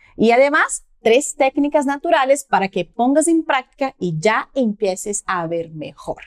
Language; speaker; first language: Spanish; non-native, fluent; Portuguese